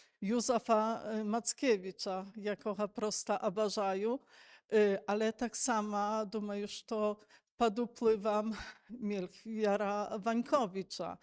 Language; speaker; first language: Polish; non-native, local second language; Belarusian